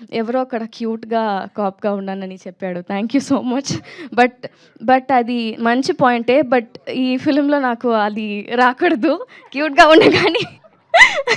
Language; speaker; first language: Telugu; non-native, learner; Tamil